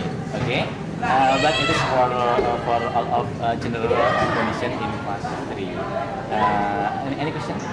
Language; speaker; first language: English; non-native, fluent; Indonesian